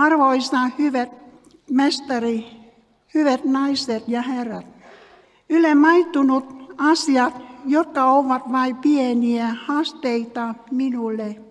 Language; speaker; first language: Finnish; non-native, learner; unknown